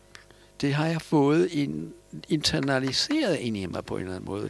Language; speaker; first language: Danish; non-native, fluent; Polish